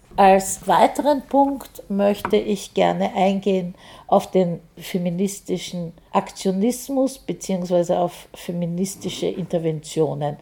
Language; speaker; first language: German; native; German